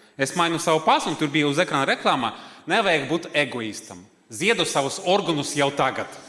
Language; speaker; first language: Latvian; non-native, local second language; Russian